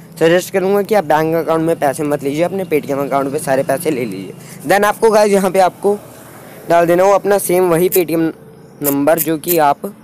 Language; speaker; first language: Hindi; native; Hindi